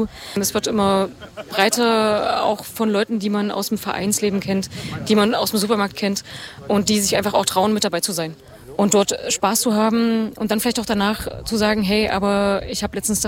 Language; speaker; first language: German; native; German